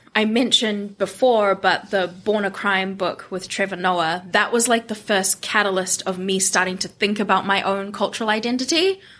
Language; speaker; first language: English; non-native, local second language; Japanese